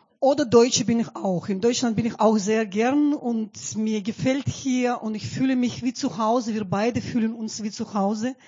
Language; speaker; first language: German; non-native, fluent; Russian